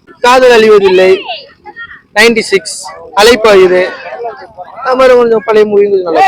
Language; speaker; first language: Tamil; native; Tamil